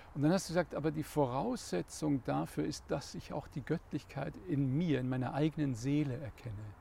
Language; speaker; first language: German; native; German